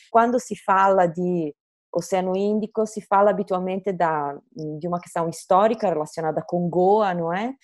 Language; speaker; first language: Portuguese; native; Portuguese